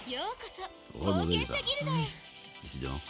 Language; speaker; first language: French; native; French